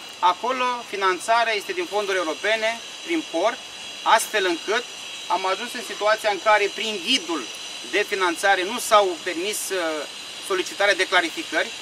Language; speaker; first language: Romanian; native; Romanian